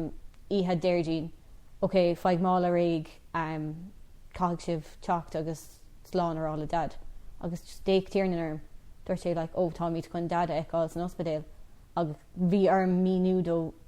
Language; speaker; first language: Irish; non-native, local second language; English